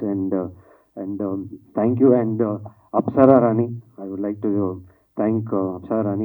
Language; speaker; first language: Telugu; non-native, learner; Kannada